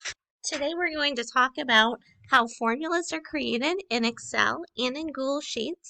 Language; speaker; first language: English; native; English